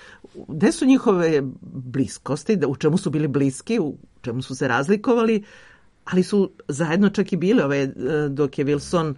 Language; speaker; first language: Serbian; native; Serbian